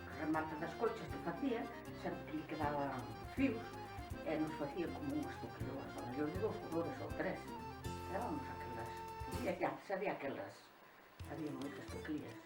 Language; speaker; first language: Galician; native; Galician